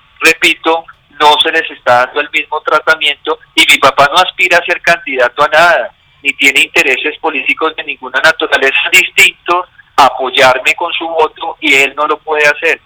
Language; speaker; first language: Spanish; native; Spanish